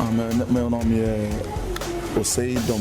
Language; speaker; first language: Portuguese; non-native, learner; Igbo